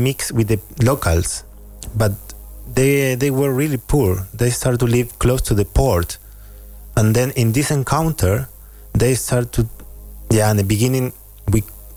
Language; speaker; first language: English; non-native, fluent; Spanish